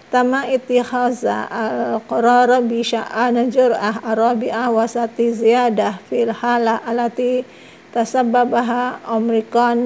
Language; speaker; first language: Arabic; non-native, fluent; Indonesian